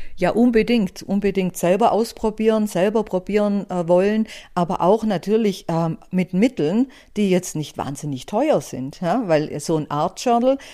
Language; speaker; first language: German; native; German